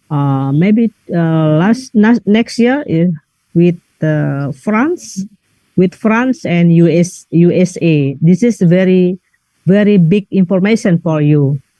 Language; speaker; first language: English; non-native, learner; Indonesian